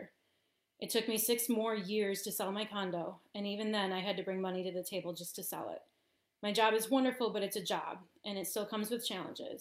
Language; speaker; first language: English; native; English